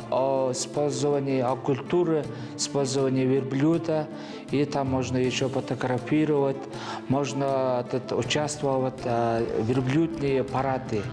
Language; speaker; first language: Russian; non-native, learner; Mongolian